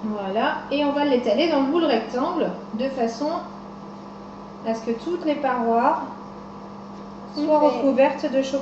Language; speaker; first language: French; native; French